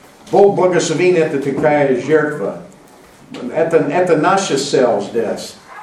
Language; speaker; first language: Russian; non-native, learner; English